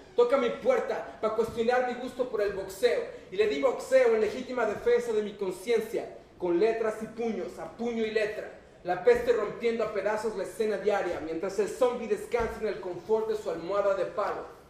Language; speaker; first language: Spanish; native; Spanish